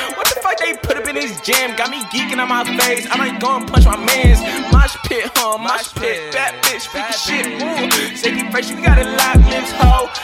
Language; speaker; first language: English; native; English